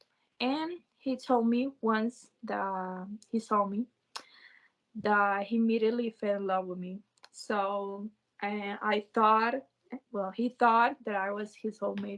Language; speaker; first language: English; non-native, learner; Spanish